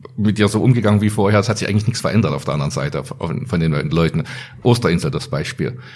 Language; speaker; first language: German; native; German